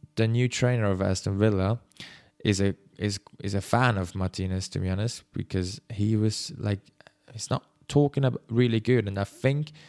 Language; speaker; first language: English; non-native, fluent; Swiss German